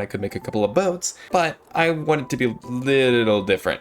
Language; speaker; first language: English; native; English